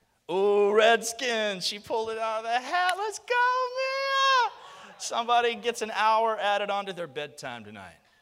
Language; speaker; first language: English; native; English